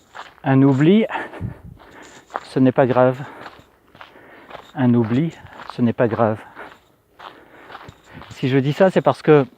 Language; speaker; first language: French; native; French